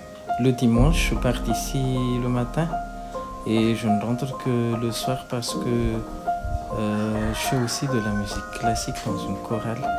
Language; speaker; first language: French; non-native, local second language; Malagasy